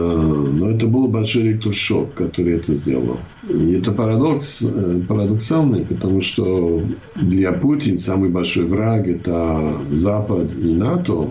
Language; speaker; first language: Russian; non-native, fluent; English